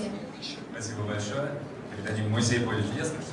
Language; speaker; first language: Russian; native; Russian